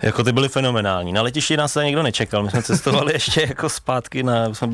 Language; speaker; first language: Czech; native; Czech